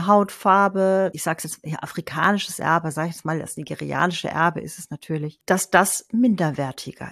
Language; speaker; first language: German; native; German